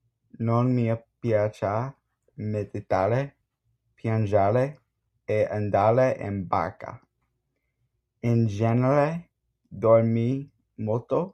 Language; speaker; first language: Italian; non-native, learner; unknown